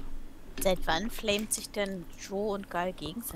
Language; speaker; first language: German; native; German